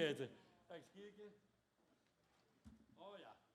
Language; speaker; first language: Dutch; native; Dutch